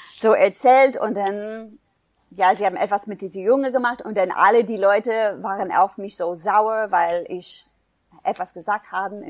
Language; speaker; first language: German; non-native, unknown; English